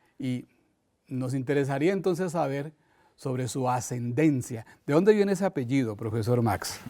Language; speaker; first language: Spanish; native; Spanish